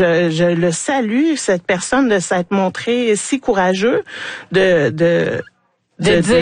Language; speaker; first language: French; native; French